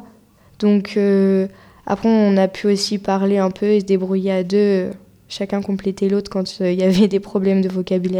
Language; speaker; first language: French; native; French